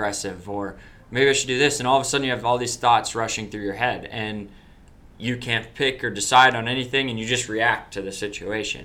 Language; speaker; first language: English; native; English